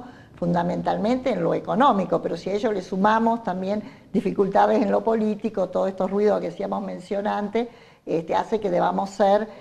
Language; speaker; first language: Spanish; native; Spanish